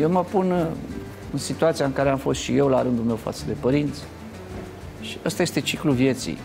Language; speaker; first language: Romanian; native; Romanian